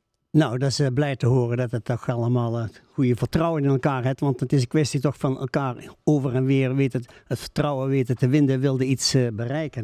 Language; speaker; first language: Dutch; native; Dutch